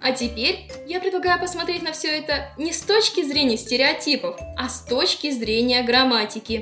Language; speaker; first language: Russian; native; Russian